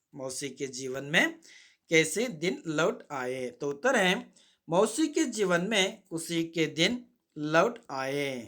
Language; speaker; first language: Hindi; non-native, local second language; Kannada